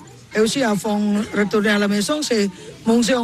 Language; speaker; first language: French; non-native, learner; Indonesian